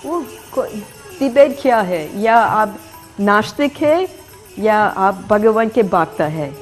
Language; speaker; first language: Hindi; non-native, fluent; English